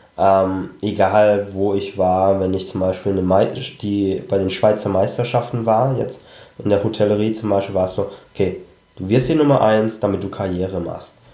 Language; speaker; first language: German; early bilingual, other home language; Cantonese